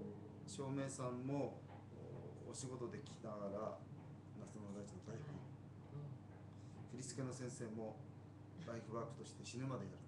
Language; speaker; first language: Japanese; native; Japanese